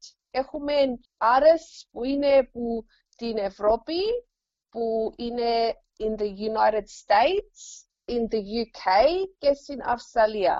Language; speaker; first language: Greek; early bilingual, heritage; English